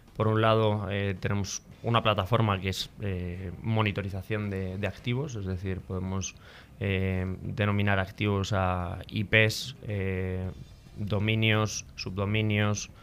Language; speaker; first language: Spanish; native; Spanish